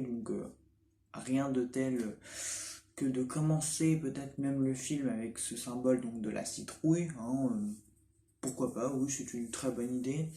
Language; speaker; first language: French; native; French